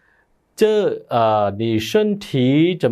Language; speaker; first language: Chinese; non-native, fluent; Khmer